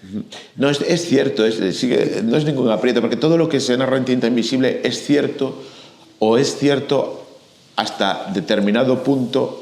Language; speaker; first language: Spanish; native; Spanish